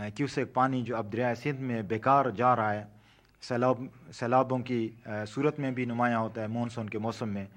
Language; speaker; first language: Urdu; non-native, local second language; Saraiki